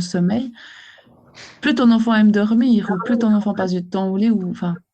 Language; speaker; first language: French; native; French